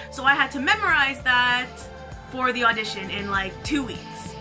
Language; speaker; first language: English; native; English